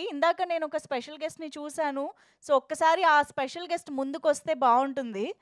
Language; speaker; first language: Telugu; native; Telugu